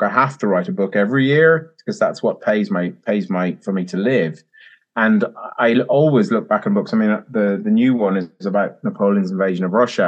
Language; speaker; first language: English; native; English